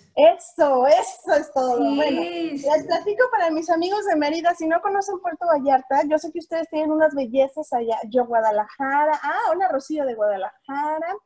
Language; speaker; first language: Spanish; native; Spanish